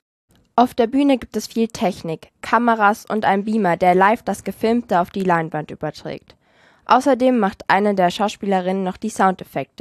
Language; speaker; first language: German; native; German